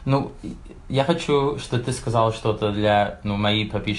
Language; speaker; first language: Russian; non-native, learner; English